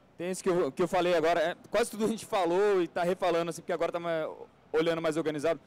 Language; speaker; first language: Portuguese; native; Portuguese